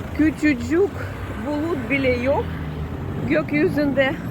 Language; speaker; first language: Turkish; non-native, learner; Russian